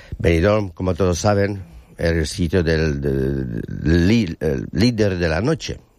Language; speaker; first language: Spanish; non-native, fluent; Italian